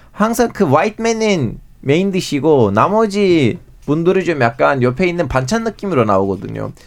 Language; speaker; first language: Korean; non-native, fluent; Turkish